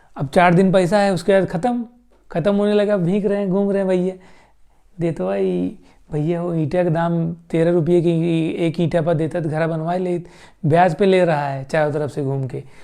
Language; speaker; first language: Hindi; native; Hindi